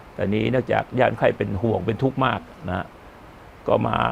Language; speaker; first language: Thai; native; Thai